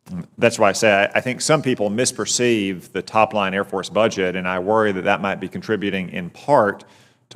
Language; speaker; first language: English; native; English